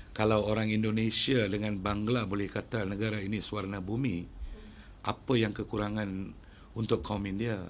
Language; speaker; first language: Malay; non-native, local second language; Tamil